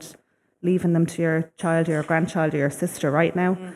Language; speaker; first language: English; native; English